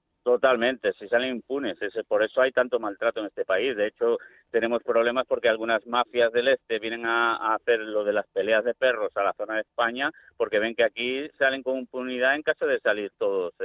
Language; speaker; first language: Spanish; native; Spanish